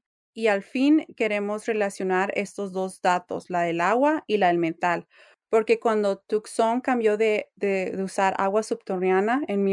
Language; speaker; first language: Spanish; early bilingual, heritage; English